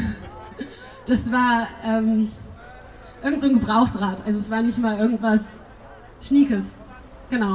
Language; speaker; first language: German; early bilingual, other home language; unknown